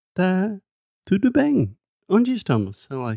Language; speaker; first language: Portuguese; non-native, fluent; English